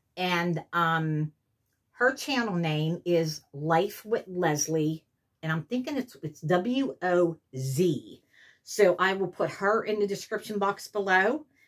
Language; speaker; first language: English; native; English